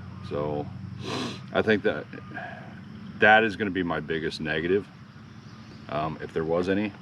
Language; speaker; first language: English; native; English